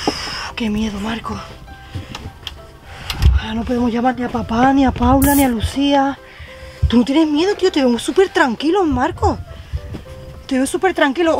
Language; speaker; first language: Spanish; native; Spanish